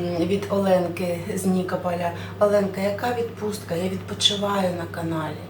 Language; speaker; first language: Ukrainian; non-native, local second language; Russian